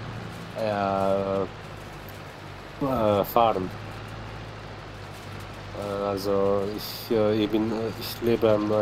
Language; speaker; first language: German; non-native, fluent; Slovenian